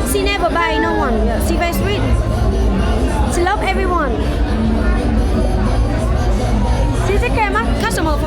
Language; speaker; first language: English; non-native, learner; Vietnamese